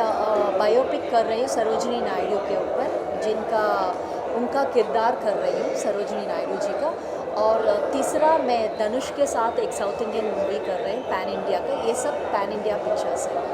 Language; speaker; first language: Hindi; non-native, local second language; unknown